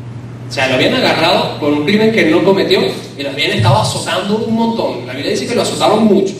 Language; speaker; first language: Spanish; native; Spanish